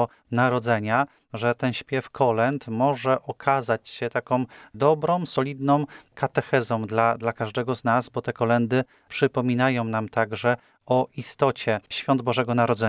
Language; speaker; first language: Polish; native; Polish